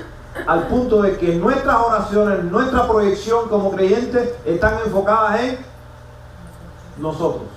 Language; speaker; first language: Spanish; native; Spanish